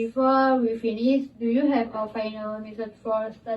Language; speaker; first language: English; non-native, learner; Indonesian